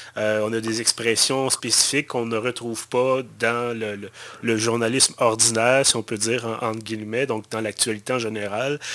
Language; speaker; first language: French; native; French